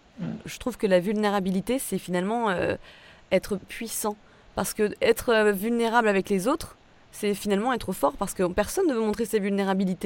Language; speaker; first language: French; native; French